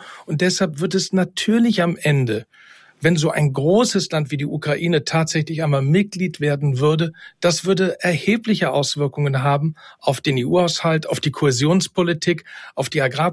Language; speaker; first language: German; native; German